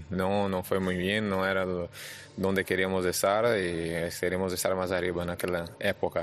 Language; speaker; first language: Spanish; non-native, fluent; Portuguese